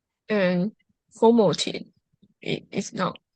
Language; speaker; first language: English; non-native, learner; Chinese